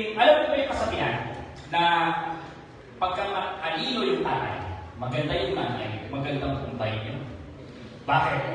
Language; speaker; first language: Filipino; non-native, local second language; Hiligaynon